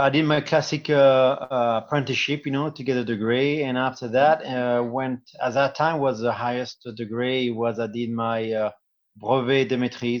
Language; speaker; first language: English; non-native, fluent; French